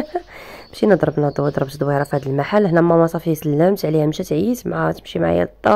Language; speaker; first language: Arabic; native; Arabic